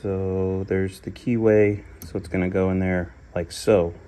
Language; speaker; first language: English; native; English